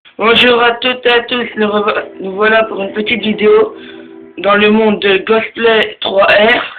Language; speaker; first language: French; native; French